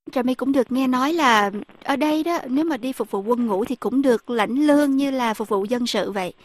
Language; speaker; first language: Vietnamese; native; Vietnamese